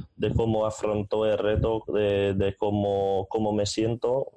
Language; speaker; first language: Spanish; non-native, fluent; Hungarian